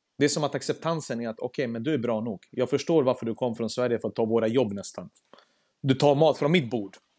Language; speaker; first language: Swedish; early bilingual, other home language; Serbian